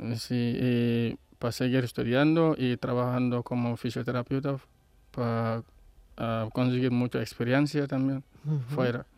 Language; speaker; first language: Spanish; non-native, learner; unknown